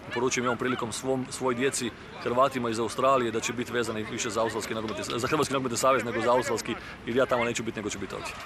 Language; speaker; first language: Croatian; native; Croatian